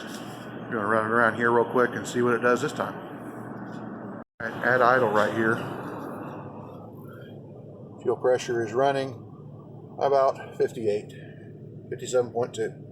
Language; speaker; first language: English; native; English